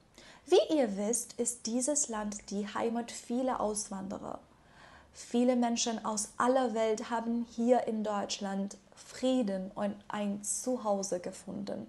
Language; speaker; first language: German; non-native, fluent; Persian